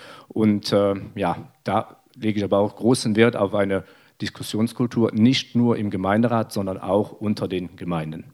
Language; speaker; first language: German; native; German